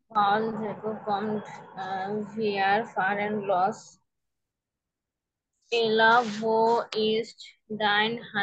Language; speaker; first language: German; non-native, learner; Bangla